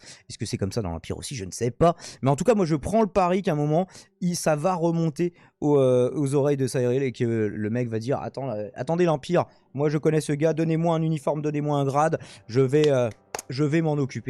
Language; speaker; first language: French; native; French